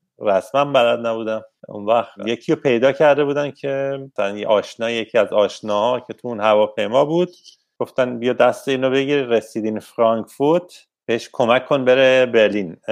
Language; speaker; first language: Persian; native; Persian